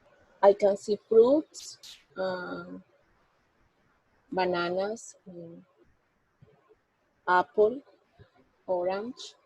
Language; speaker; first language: English; non-native, learner; Spanish